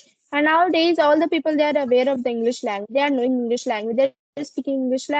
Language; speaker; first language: English; non-native, learner; Hindi